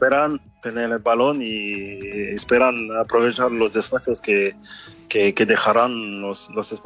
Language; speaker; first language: Spanish; non-native, fluent; French